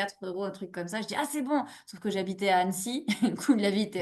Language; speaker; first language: French; native; French